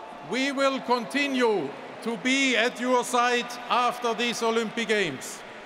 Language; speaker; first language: English; non-native, fluent; German